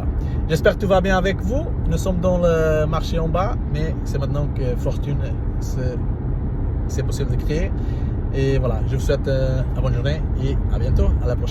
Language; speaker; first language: French; non-native, learner; Portuguese